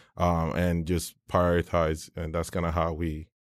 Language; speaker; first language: English; non-native, local second language; Yoruba